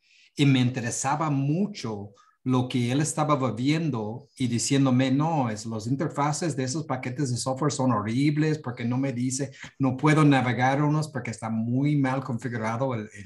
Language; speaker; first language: Spanish; non-native, fluent; English